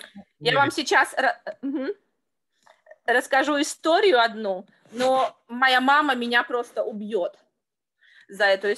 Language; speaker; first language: Russian; native; Russian